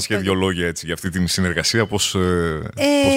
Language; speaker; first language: Greek; native; Greek